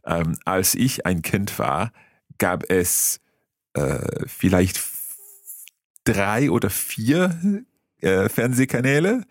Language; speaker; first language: German; non-native, fluent; English